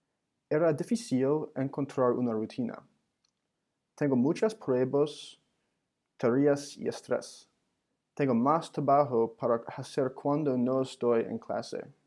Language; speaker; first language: Spanish; non-native, learner; English